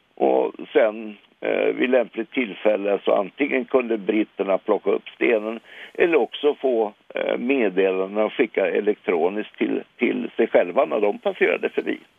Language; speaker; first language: Swedish; native; Swedish